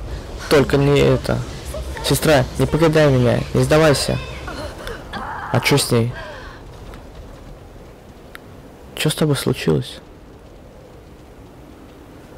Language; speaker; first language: Russian; native; Russian